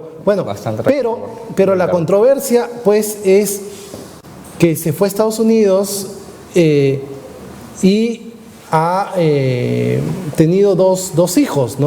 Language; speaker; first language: Spanish; native; Spanish